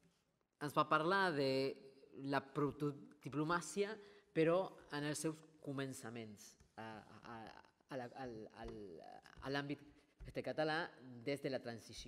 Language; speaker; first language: Catalan; non-native, fluent; Spanish